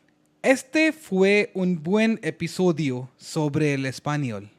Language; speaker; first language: Spanish; non-native, learner; Hindi